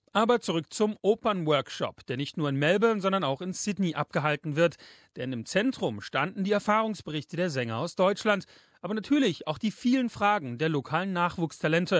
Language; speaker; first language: German; native; German